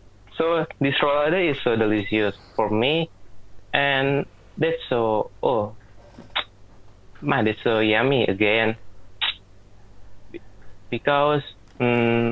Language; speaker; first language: English; non-native, learner; Indonesian